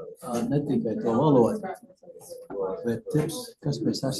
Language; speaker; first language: Latvian; early bilingual, heritage; Latvian